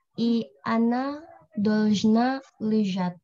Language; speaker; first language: Russian; non-native, learner; Indonesian